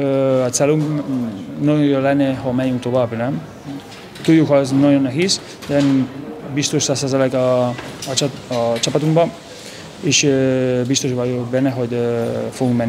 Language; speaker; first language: Hungarian; non-native, local second language; Spanish